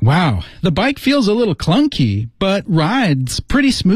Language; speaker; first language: English; native; English